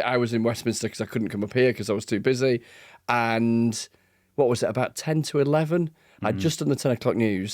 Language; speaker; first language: English; native; English